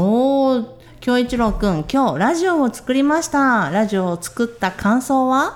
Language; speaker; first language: Japanese; native; Japanese